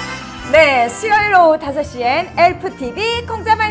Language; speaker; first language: Korean; native; Korean